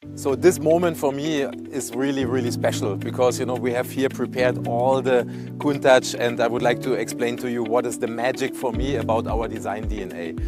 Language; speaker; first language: English; non-native, fluent; German